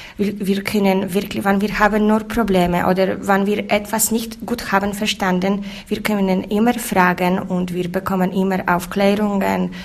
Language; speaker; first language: German; non-native, learner; Polish